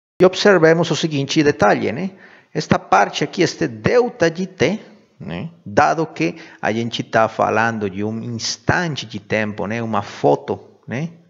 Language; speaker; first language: Portuguese; non-native, fluent; Spanish